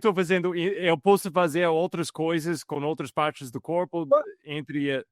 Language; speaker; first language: Portuguese; non-native, fluent; English